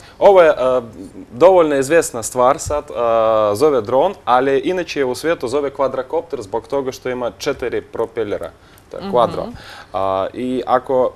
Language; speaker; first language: Bosnian; non-native, learner; Russian